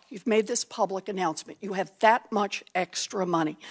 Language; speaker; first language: English; native; English